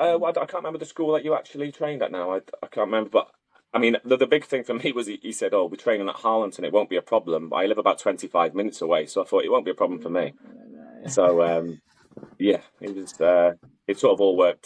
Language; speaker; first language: English; native; English